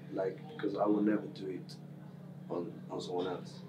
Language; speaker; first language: English; non-native, fluent; Swedish